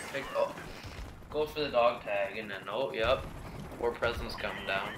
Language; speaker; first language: English; native; English